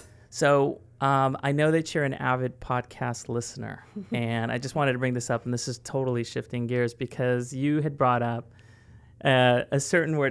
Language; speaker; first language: English; early bilingual, other home language; Spanish